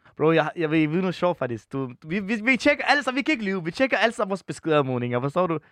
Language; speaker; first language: Danish; early bilingual, other home language; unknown